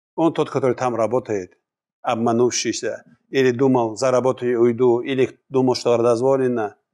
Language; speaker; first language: Russian; non-native, local second language; Kumyk